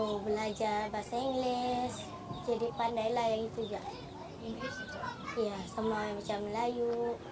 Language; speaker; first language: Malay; early bilingual, other home language; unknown